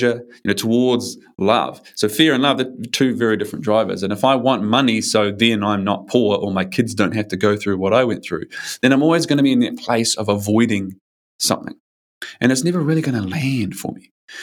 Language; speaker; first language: English; native; English